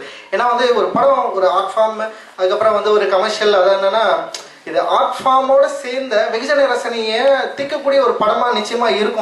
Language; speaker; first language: Tamil; native; Tamil